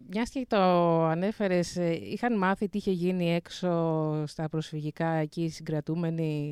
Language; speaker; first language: Greek; native; Greek